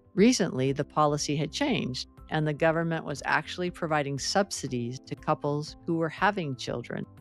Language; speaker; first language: English; native; English